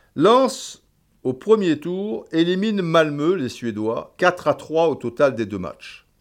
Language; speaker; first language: French; native; French